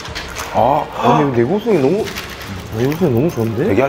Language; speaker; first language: Korean; native; Korean